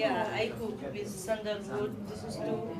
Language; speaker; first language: English; non-native, learner; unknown